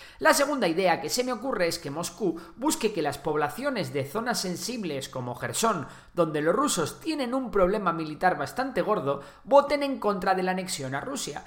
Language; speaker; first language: Spanish; native; Spanish